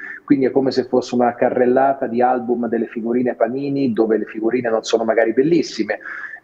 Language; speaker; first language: Italian; native; Italian